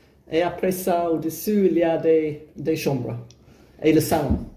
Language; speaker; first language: French; non-native, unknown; English